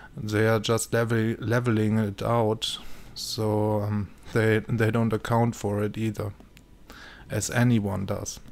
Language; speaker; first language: English; non-native, fluent; German